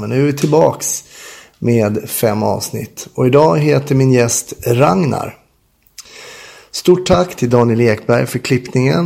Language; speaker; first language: Swedish; native; Swedish